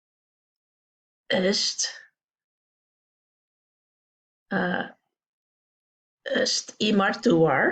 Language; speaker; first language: Albanian; non-native, learner; English